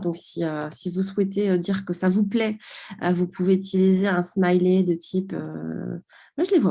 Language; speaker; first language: French; native; French